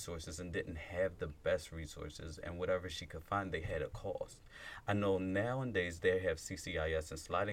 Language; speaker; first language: English; native; English